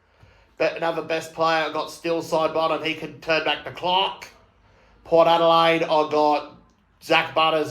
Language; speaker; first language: English; native; English